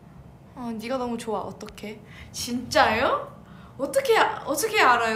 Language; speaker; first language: Korean; early bilingual, heritage; English